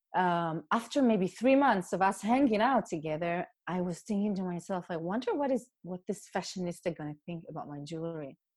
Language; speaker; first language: English; non-native, fluent; Hebrew